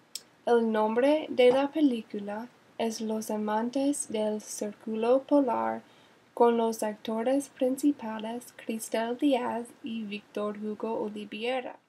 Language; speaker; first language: Spanish; non-native, learner; English